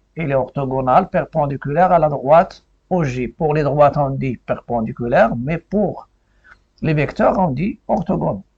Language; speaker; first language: French; non-native, local second language; Arabic